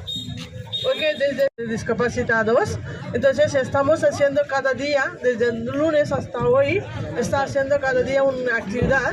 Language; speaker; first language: Spanish; non-native, learner; Telugu